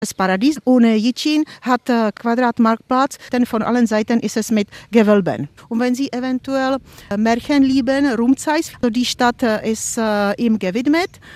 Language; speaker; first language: German; non-native, fluent; Czech